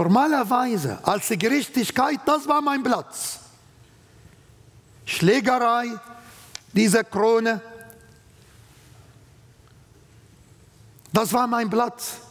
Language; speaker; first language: German; non-native, fluent; Arabic